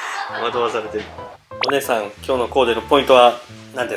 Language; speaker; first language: Japanese; native; Japanese